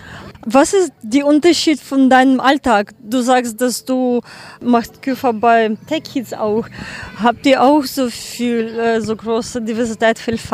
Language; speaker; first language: German; non-native, learner; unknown